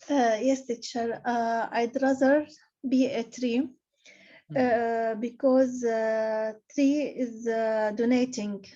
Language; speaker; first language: English; non-native, learner; Arabic